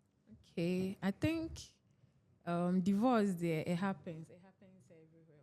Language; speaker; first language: English; non-native, local second language; Akan